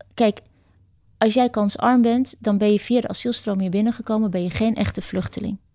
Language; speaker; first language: Dutch; early bilingual, other home language; Turkish